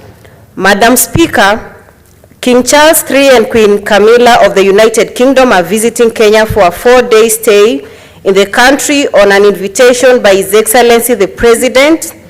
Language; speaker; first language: English; non-native, local second language; Gusii